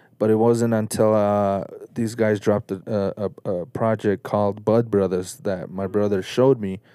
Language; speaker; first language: English; early bilingual, other home language; Spanish